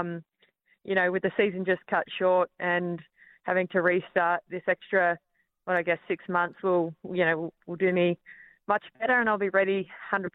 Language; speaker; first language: English; native; English